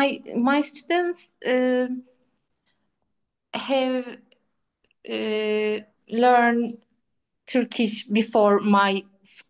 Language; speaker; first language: English; non-native, learner; Turkish